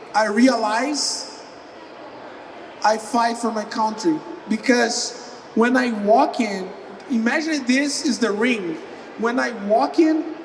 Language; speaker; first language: English; non-native, learner; Portuguese